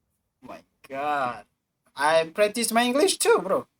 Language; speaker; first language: English; non-native, learner; Lao